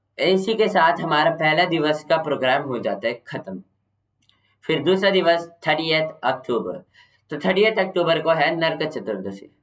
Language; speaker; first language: Hindi; non-native, local second language; Kannada